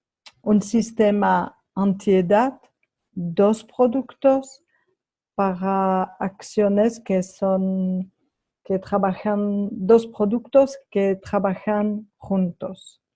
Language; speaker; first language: Spanish; non-native, fluent; French